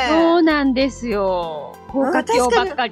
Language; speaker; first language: Japanese; native; Japanese